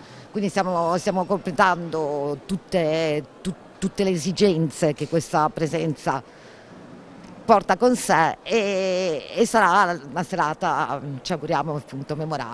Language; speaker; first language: Italian; native; Italian